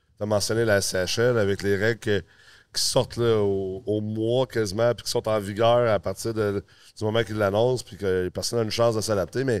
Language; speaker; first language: French; early bilingual, other home language; English